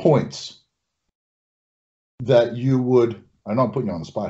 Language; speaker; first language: English; native; English